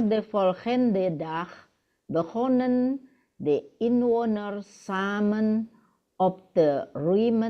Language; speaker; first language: Dutch; non-native, learner; Indonesian